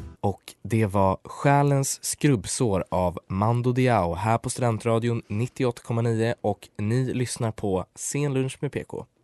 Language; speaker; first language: Swedish; native; Swedish